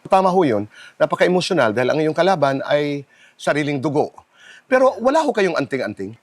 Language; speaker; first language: Filipino; native; Filipino